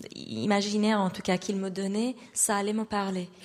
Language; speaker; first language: French; non-native, fluent; Persian